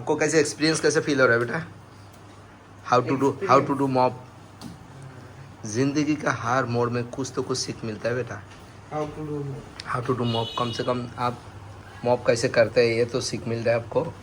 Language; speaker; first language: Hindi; non-native, local second language; Bangla